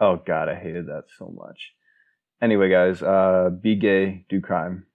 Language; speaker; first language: English; native; English